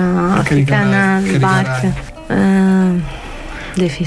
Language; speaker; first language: Portuguese; non-native, learner; Arabic